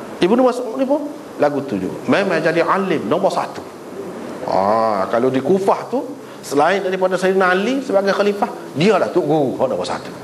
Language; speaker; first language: Malay; native; Malay